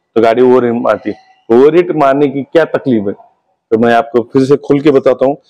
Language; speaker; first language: Hindi; non-native, local second language; Marathi